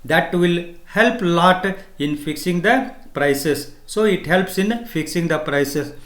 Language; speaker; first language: English; non-native, local second language; Kannada